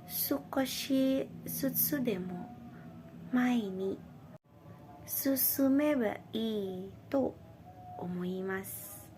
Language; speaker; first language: Japanese; non-native, learner; Indonesian